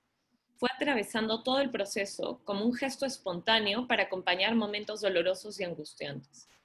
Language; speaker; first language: Spanish; native; Spanish